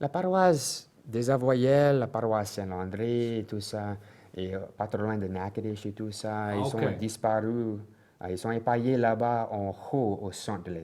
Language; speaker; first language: French; non-native, local second language; English